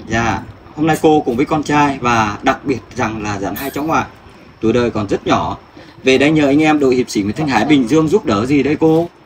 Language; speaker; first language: Vietnamese; native; Vietnamese